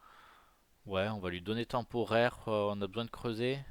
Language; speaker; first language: French; native; French